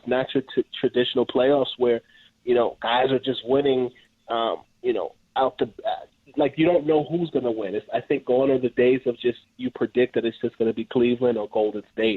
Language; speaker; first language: English; native; English